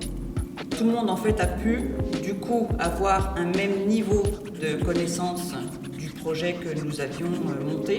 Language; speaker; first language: French; native; French